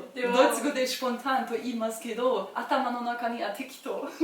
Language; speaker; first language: Japanese; non-native, learner; German